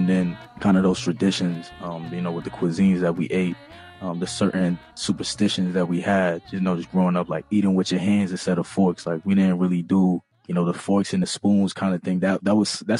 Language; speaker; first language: English; early bilingual, other home language; Bambara